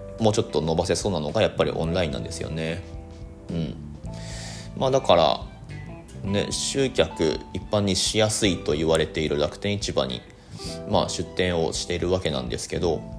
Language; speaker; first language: Japanese; native; Japanese